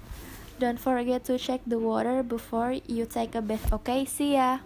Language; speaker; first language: English; non-native, fluent; Indonesian